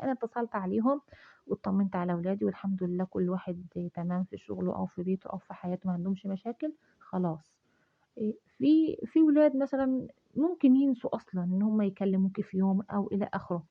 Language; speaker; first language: Arabic; native; Arabic